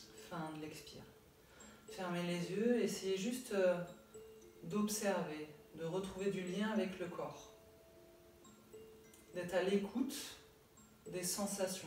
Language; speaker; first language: French; native; French